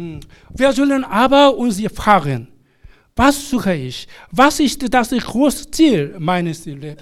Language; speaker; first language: German; non-native, fluent; Korean